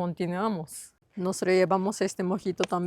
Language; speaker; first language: Spanish; non-native, learner; Japanese